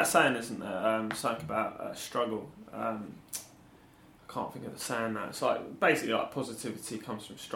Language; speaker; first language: English; native; English